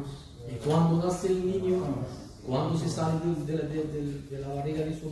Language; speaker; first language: Spanish; non-native, learner; Arabic